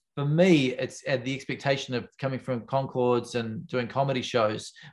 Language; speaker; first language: English; native; English